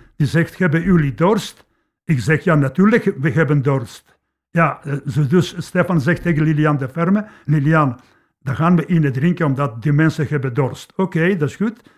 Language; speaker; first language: Dutch; non-native, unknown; Polish